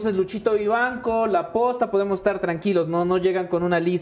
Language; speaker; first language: Spanish; native; Spanish